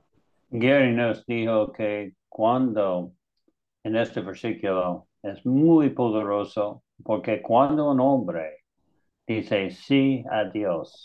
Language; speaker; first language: Spanish; non-native, learner; English